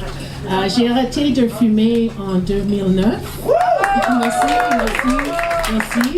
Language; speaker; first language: French; non-native, learner; English